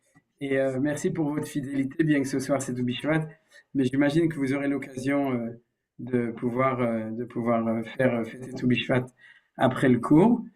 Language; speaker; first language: French; native; French